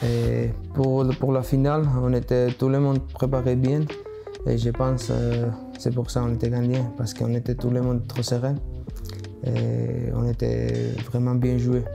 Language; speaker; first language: French; non-native, learner; Georgian